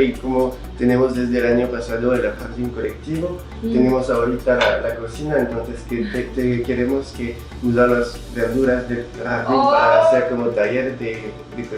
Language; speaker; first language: Spanish; non-native, fluent; French